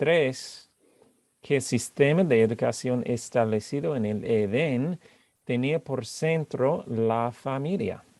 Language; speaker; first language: Spanish; non-native, fluent; English